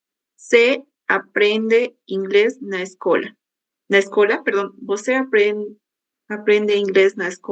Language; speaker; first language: Portuguese; non-native, learner; Spanish